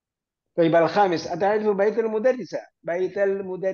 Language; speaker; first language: Arabic; non-native, fluent; Malayalam